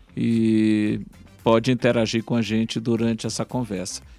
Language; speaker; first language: Portuguese; native; Portuguese